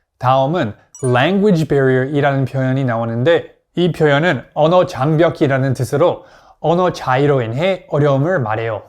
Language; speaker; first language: Korean; non-native, fluent; English